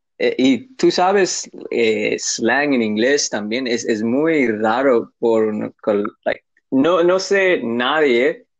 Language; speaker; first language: Spanish; non-native, learner; English